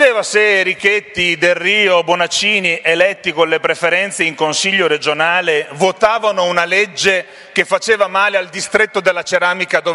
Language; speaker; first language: Italian; native; Italian